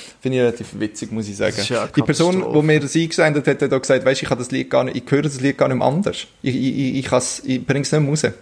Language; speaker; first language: German; native; German